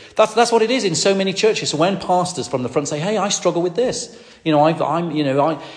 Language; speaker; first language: English; native; English